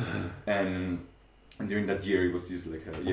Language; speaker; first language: English; non-native, fluent; Spanish